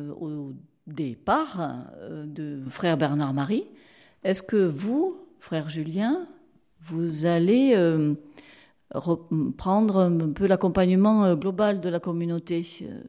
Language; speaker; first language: French; native; French